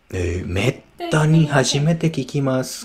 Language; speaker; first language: Japanese; non-native, learner; English